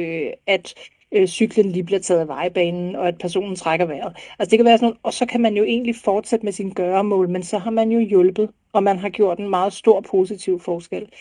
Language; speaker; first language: Danish; native; Danish